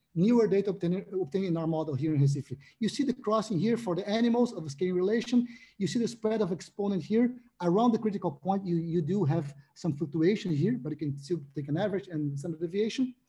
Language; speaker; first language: English; non-native, fluent; Portuguese